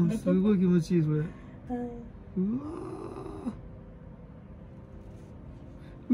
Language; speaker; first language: Japanese; native; Japanese